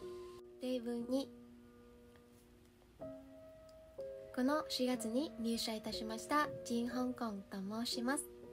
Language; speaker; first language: Japanese; non-native, fluent; Vietnamese